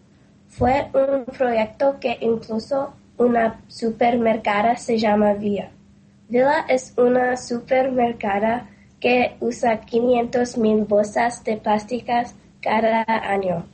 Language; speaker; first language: Spanish; non-native, learner; English